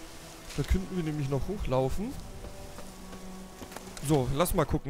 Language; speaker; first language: German; native; German